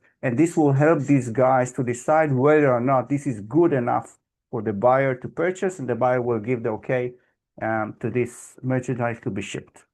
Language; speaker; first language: English; non-native, fluent; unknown